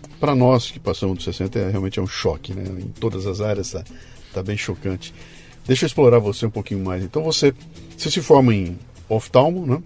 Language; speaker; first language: Portuguese; native; Portuguese